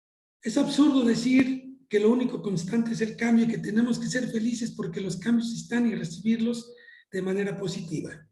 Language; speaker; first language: Spanish; native; Spanish